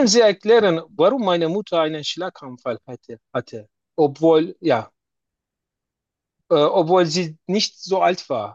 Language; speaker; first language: German; non-native, learner; Turkish